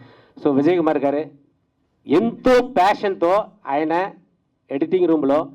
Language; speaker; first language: Telugu; native; Telugu